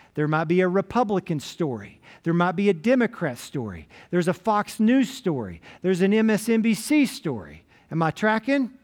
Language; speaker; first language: English; native; English